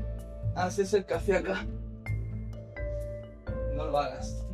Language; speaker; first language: Spanish; native; Spanish